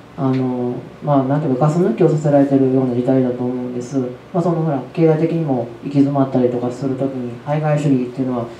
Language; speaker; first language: Japanese; native; Japanese